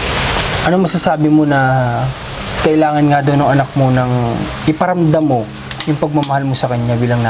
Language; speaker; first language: Filipino; native; Filipino